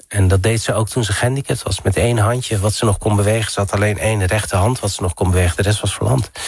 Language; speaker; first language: Dutch; early bilingual, other home language; Riffian